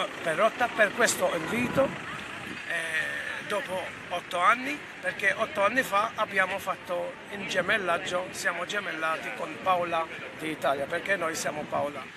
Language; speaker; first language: Italian; non-native, fluent; Maltese